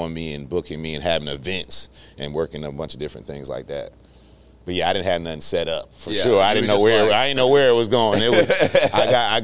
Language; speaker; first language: English; native; English